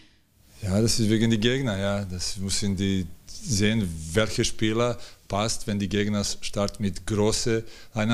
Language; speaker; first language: German; non-native, learner; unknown